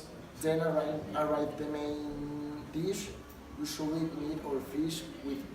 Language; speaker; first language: English; non-native, learner; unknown